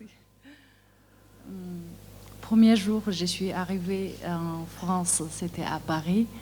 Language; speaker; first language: French; non-native, learner; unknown